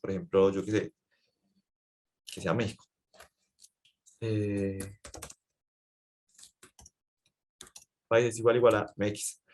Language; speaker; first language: Spanish; native; Spanish